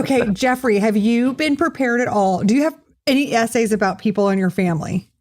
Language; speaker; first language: English; native; English